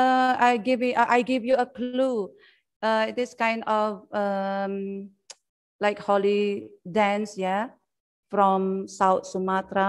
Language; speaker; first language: English; non-native, fluent; Indonesian